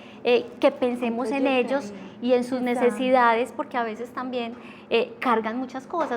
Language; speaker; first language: Spanish; native; Spanish